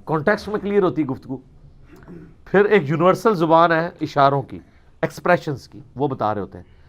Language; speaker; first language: Urdu; native; Urdu